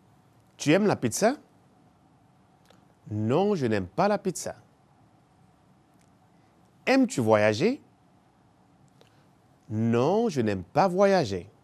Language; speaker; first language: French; non-native, fluent; Spanish